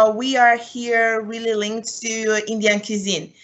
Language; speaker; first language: English; non-native, fluent; Romanian